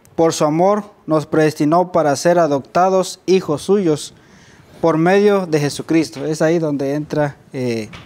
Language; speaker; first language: Spanish; native; Spanish